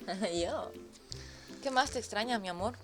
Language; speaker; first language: Spanish; native; Spanish